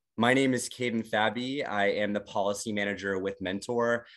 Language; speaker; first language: English; native; English